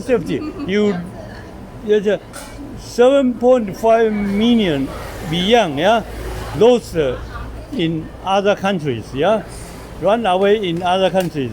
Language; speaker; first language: English; non-native, learner; Chinese